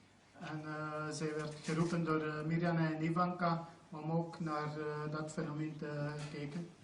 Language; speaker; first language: Dutch; non-native, fluent; Croatian